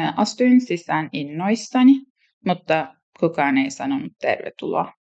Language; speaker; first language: Finnish; non-native, learner; Turkish